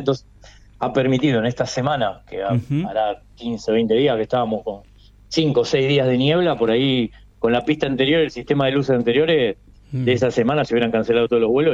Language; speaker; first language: Spanish; native; Spanish